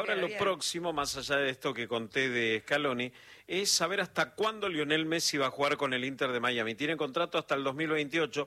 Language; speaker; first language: Spanish; native; Spanish